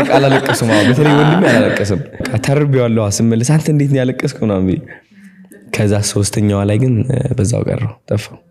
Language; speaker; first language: Amharic; non-native, local second language; Tigrinya